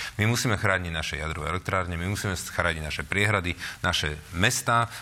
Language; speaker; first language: Slovak; native; Slovak